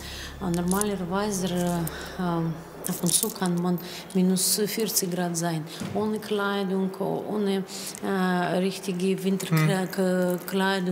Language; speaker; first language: German; non-native, learner; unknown